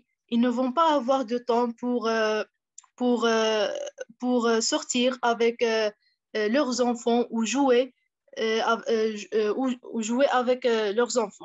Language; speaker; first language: French; non-native, fluent; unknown